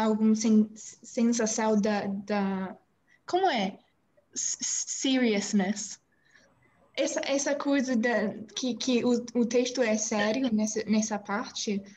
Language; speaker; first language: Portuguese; non-native, learner; English